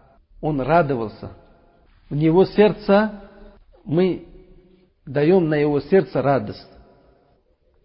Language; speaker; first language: Russian; non-native, learner; Uzbek